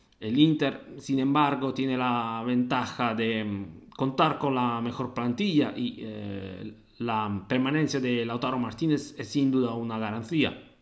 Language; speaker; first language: Spanish; non-native, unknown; Italian